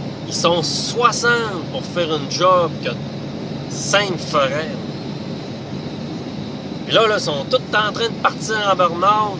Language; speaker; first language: French; native; French